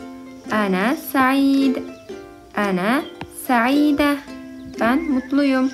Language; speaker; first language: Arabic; non-native, fluent; Turkish